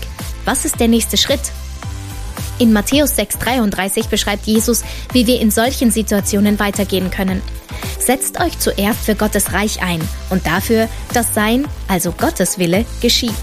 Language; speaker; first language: German; native; German